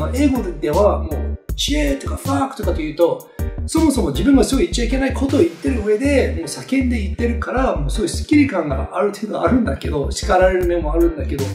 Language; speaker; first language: Japanese; non-native, fluent; English